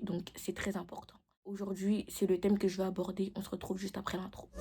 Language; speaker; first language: French; native; French